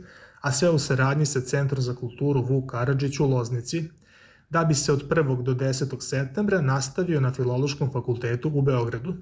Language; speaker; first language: Serbian; native; Serbian